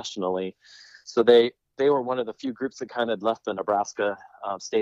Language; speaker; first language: English; native; English